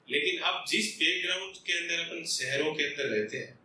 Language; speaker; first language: Hindi; non-native, local second language; Gujarati